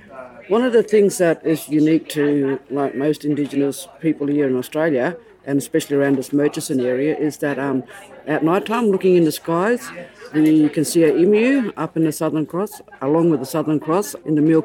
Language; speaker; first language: English; native; English